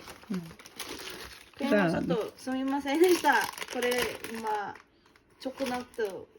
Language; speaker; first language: Japanese; non-native, learner; English